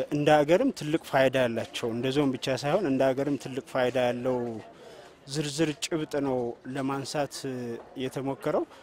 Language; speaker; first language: Amharic; non-native, local second language; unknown